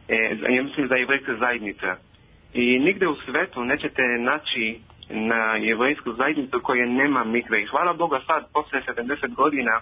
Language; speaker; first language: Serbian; non-native, learner; Hebrew